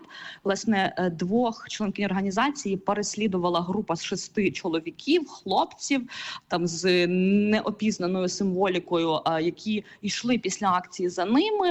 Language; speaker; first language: Ukrainian; native; Ukrainian